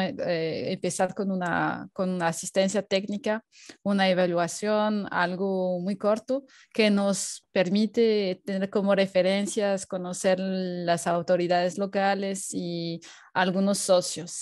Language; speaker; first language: Spanish; non-native, fluent; French